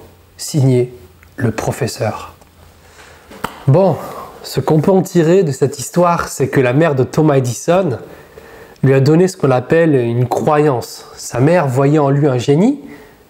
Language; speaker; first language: French; native; French